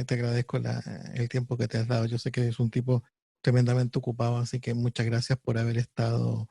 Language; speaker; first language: Spanish; native; Spanish